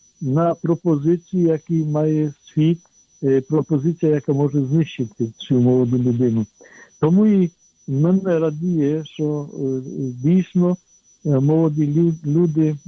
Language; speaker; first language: Ukrainian; non-native, fluent; Polish